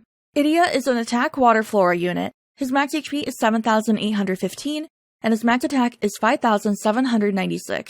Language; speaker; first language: English; native; English